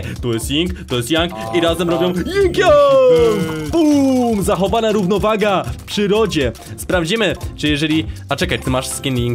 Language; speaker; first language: Polish; native; Polish